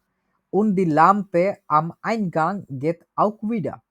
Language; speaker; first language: German; non-native, learner; Bangla